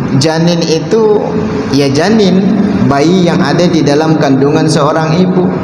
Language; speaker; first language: Malay; native; Malay